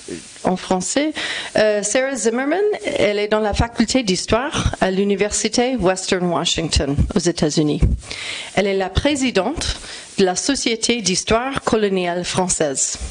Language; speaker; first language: French; non-native, fluent; English